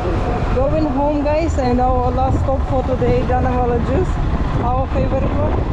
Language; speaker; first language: English; non-native, learner; Russian